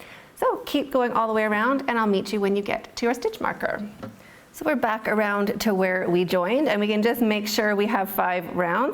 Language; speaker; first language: English; native; English